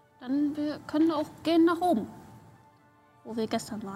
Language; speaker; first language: German; non-native, learner; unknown